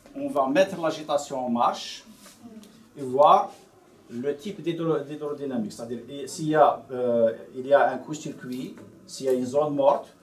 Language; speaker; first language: French; non-native, local second language; Arabic